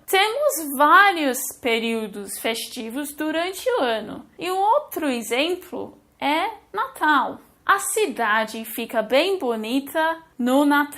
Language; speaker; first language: Portuguese; non-native, fluent; English